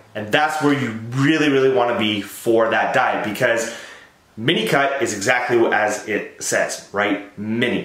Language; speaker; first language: English; native; English